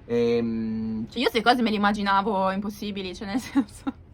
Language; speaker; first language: Italian; native; Italian